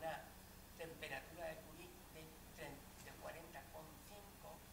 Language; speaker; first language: Spanish; native; Spanish